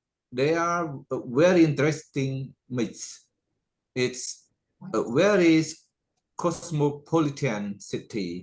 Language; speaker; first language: English; non-native, learner; Khmer